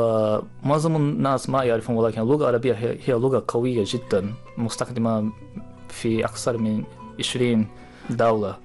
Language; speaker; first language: Arabic; non-native, fluent; Japanese